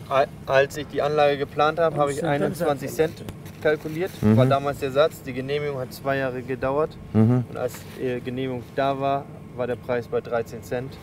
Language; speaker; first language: German; native; German